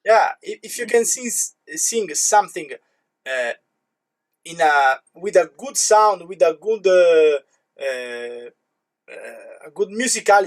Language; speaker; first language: English; non-native, learner; Italian